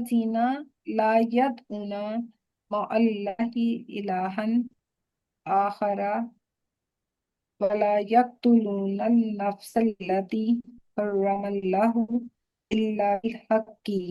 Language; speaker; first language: Arabic; non-native, learner; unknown